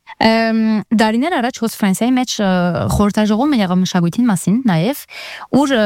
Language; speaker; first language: Armenian; early bilingual, heritage; Armenian